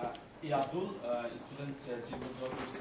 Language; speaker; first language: Russian; non-native, learner; Bangla